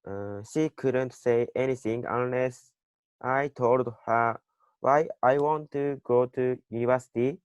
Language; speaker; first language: English; non-native, learner; Japanese